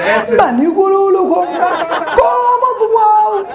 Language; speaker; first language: Arabic; native; Arabic